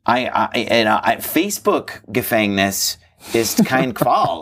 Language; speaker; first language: German; non-native, fluent; English